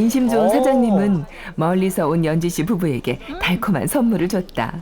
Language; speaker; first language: Korean; native; Korean